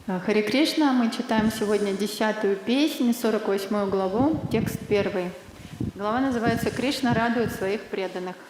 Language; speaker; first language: Russian; native; Russian